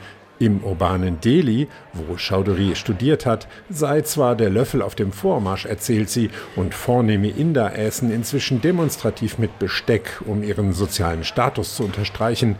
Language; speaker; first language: German; native; German